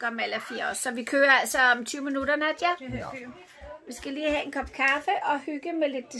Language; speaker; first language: Danish; native; Danish